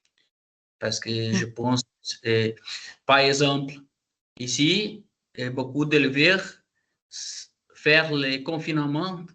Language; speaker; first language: French; non-native, learner; Portuguese